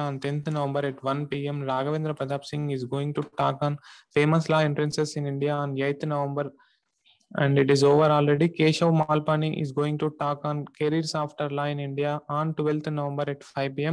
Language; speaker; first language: English; non-native, local second language; Telugu